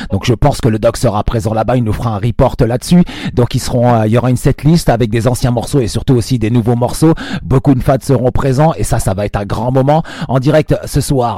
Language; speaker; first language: French; native; French